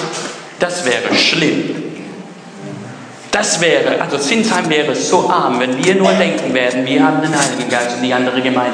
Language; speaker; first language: German; early bilingual, other home language; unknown